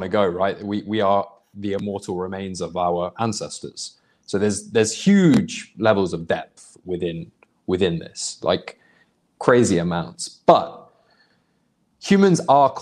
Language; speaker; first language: English; native; English